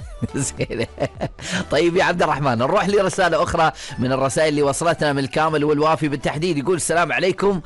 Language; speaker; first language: Arabic; native; Arabic